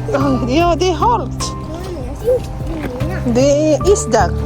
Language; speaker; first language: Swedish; non-native, learner; Filipino